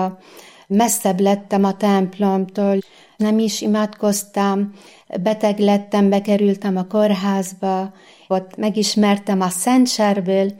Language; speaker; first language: Hungarian; non-native, learner; Arabic